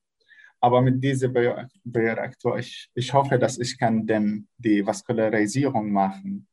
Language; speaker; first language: German; non-native, learner; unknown